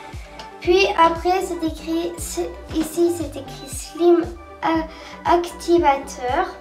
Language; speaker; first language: French; native; French